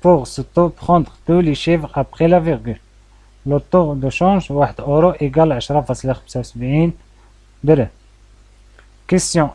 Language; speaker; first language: French; non-native, local second language; Arabic